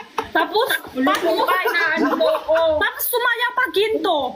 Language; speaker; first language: Filipino; non-native, learner; Chinese